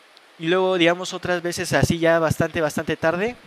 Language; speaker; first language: Spanish; native; Spanish